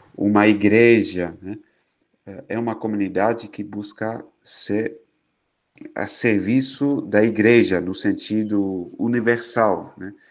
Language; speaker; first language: Portuguese; non-native, fluent; Dutch